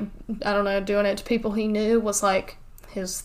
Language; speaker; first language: English; native; English